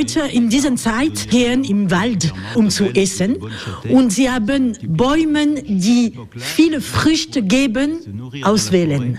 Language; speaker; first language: German; non-native, learner; French